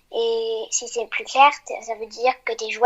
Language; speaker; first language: French; early bilingual, heritage; French